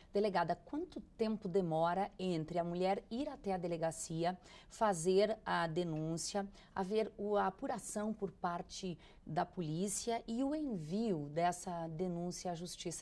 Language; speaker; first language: Portuguese; native; Portuguese